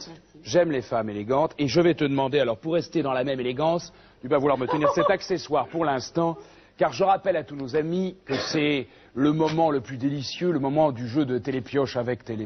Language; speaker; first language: French; native; French